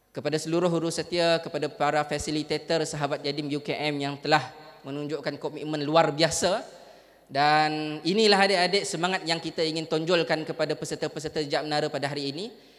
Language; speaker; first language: Malay; native; Malay